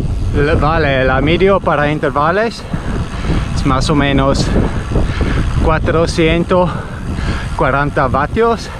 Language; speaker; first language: Spanish; non-native, learner; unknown